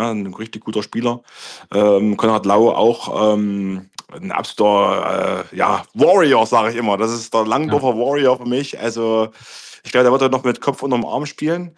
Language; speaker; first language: German; native; German